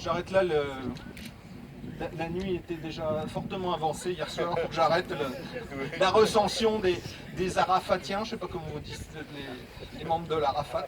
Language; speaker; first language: French; native; French